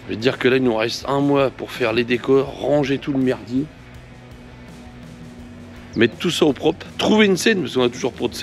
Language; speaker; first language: French; native; French